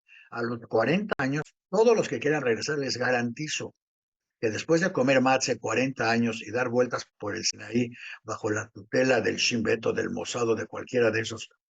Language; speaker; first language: Spanish; native; Spanish